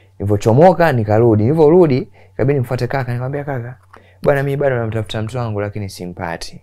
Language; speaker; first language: Swahili; native; Swahili